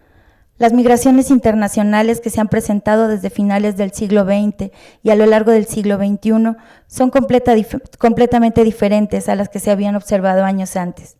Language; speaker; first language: Spanish; native; Spanish